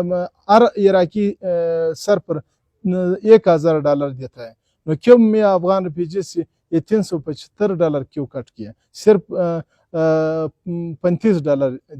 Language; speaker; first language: Hindi; non-native, fluent; Pashto